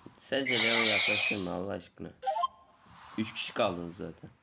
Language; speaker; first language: Turkish; native; Turkish